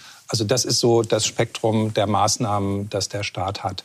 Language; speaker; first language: German; native; German